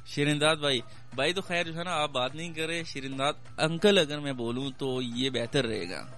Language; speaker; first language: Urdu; non-native, local second language; Pashto